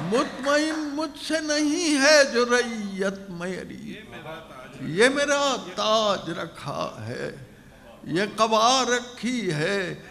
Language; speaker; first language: Urdu; non-native, local second language; Punjabi